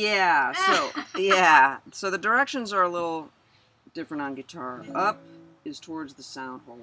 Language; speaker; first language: English; native; English